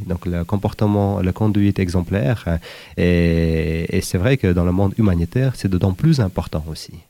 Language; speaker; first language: French; non-native, fluent; Uzbek